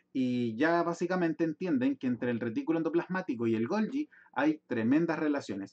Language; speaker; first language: Spanish; native; Spanish